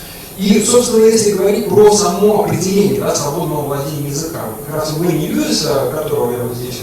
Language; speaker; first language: Russian; native; Russian